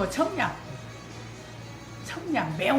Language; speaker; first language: Korean; native; Korean